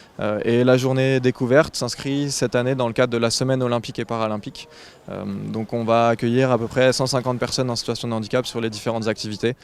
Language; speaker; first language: French; native; French